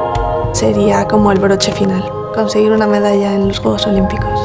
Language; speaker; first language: Spanish; native; Spanish